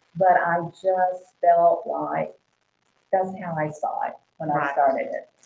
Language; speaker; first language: English; native; English